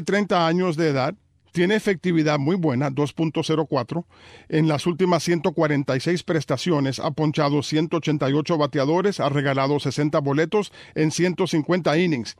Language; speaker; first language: Spanish; native; Spanish